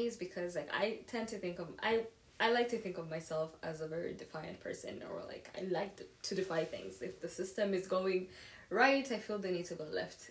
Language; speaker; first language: English; non-native, local second language; Kinyarwanda